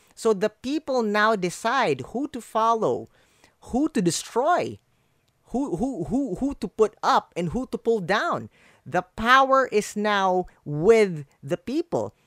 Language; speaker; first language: English; non-native, local second language; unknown